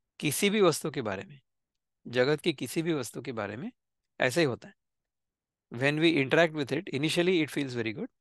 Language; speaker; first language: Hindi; non-native, local second language; Marathi